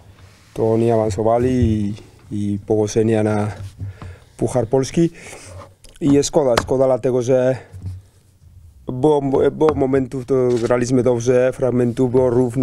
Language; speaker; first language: Polish; non-native, learner; Spanish